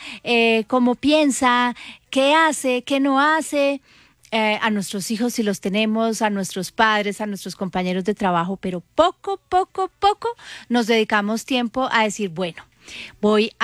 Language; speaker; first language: Spanish; native; Spanish